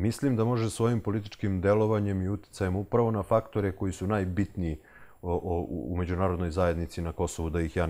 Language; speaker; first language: Serbian; native; Serbian